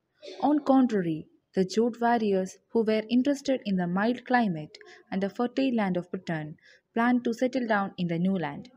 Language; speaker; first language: English; non-native, local second language; Malayalam